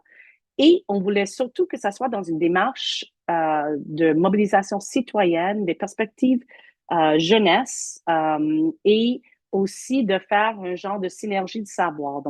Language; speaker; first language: French; native; French